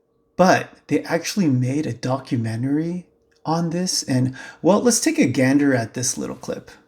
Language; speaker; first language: English; native; English